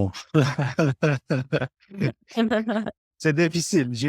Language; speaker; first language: French; non-native, learner; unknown